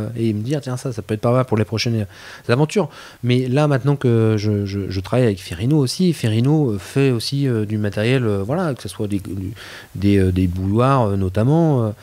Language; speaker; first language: French; native; French